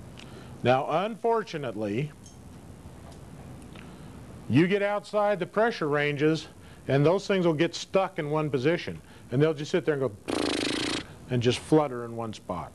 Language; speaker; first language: English; native; English